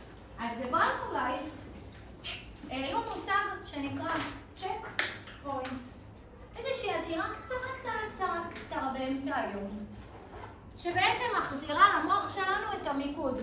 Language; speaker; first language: Hebrew; native; Hebrew